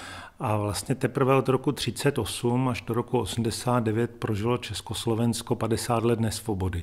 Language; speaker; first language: Czech; native; Czech